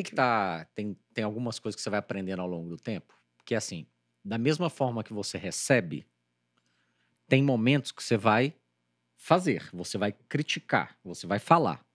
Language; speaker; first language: Portuguese; native; Portuguese